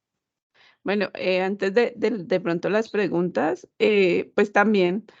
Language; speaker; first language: Spanish; native; Spanish